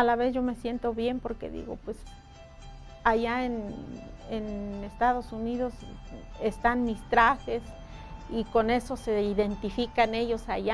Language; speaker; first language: Spanish; native; Spanish